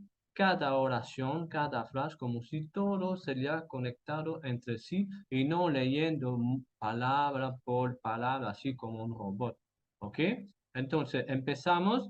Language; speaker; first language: Spanish; non-native, fluent; French